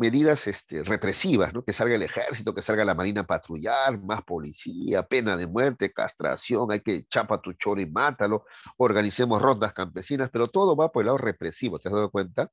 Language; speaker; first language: Spanish; native; Spanish